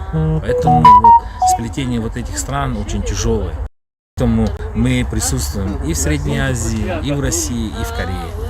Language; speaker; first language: Russian; native; Russian